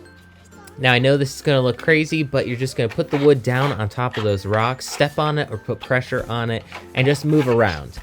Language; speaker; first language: English; native; English